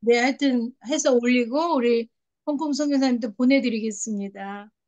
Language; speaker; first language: Korean; native; Korean